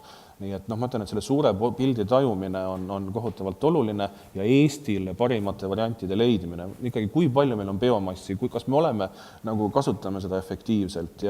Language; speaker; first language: Estonian; native; Estonian